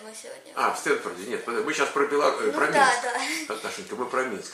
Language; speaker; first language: Russian; native; Russian